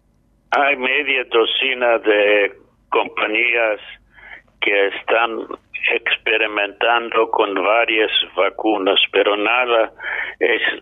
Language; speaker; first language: Spanish; non-native, fluent; English